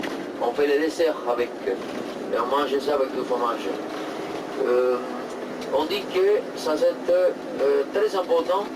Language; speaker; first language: French; non-native, fluent; Spanish